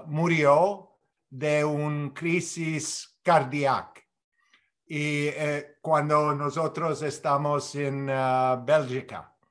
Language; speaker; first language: Spanish; non-native, fluent; English